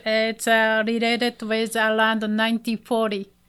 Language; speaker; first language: English; non-native, fluent; Japanese